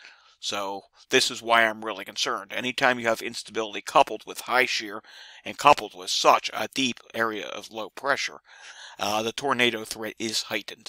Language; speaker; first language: English; native; English